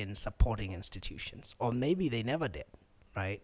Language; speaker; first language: English; non-native, local second language; Kamba